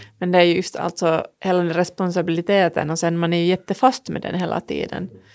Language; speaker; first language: Swedish; non-native, local second language; Finnish